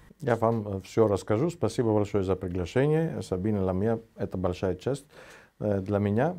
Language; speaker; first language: Russian; non-native, fluent; Greek